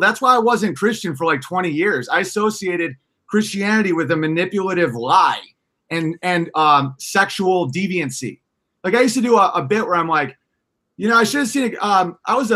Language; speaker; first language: English; native; English